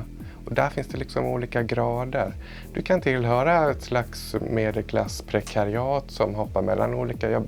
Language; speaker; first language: Swedish; native; Swedish